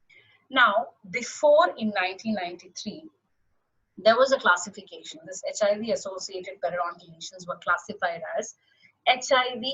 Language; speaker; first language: English; non-native, local second language; Malayalam